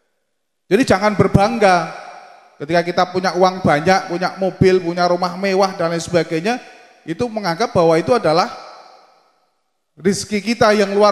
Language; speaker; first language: Indonesian; non-native, local second language; Javanese